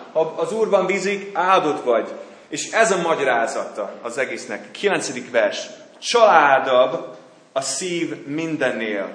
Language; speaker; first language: Hungarian; non-native, fluent; English